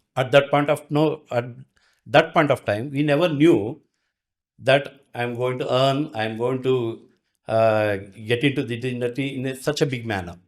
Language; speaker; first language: English; non-native, local second language; Kannada